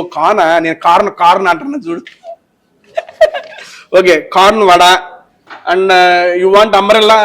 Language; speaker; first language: Telugu; native; Telugu